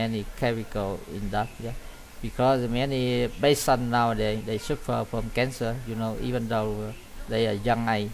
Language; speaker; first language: English; non-native, learner; Vietnamese